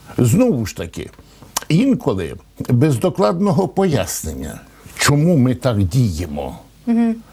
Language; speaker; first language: Ukrainian; native; Ukrainian